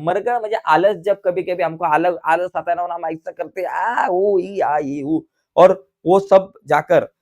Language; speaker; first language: Hindi; non-native, local second language; Marathi